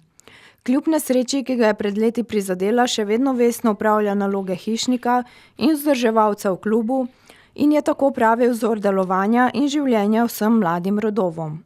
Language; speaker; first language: Slovenian; native; Slovenian